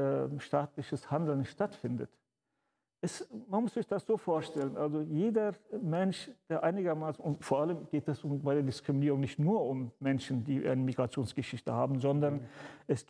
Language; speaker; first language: German; early bilingual, other home language; Turkish